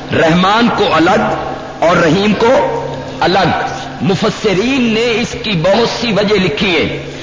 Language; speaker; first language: Urdu; non-native, local second language; Punjabi